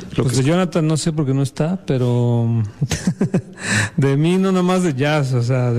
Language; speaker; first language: Spanish; native; Spanish